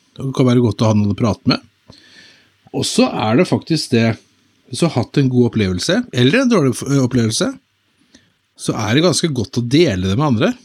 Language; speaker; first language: Norwegian; native; Norwegian